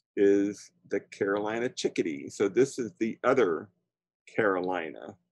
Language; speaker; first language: English; native; English